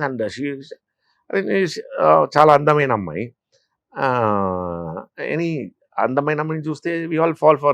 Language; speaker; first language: Telugu; non-native, fluent; Tamil